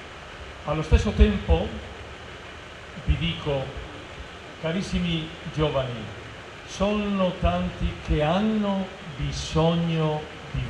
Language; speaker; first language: Italian; non-native, fluent; Spanish